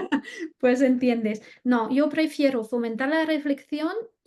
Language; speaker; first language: Spanish; non-native, fluent; French